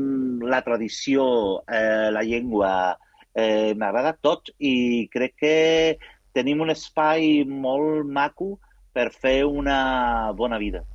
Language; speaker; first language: Catalan; non-native, local second language; Spanish